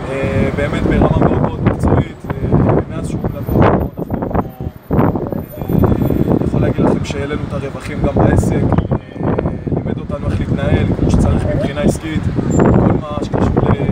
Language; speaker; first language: Hebrew; native; Hebrew